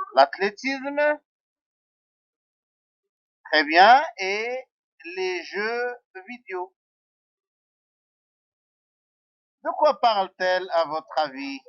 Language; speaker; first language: French; non-native, local second language; Arabic